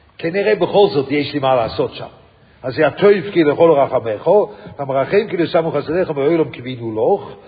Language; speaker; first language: Hebrew; non-native, fluent; English